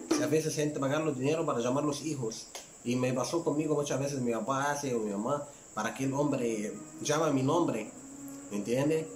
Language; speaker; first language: Spanish; non-native, learner; Arabic